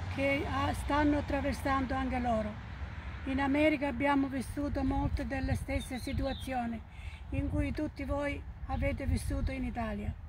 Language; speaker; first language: Italian; native; Italian